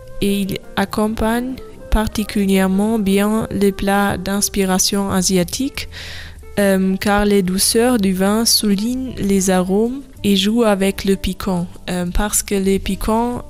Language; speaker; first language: French; non-native, learner; German